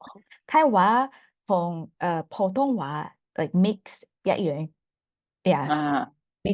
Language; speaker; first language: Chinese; non-native, learner; English